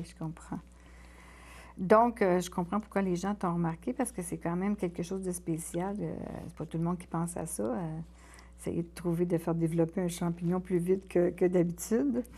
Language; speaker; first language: French; native; French